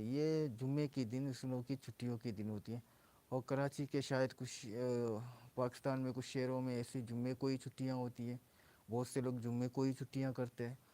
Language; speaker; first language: Urdu; non-native, local second language; Baluchi